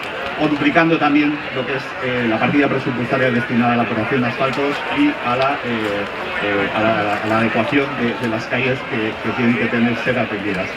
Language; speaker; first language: Spanish; native; Spanish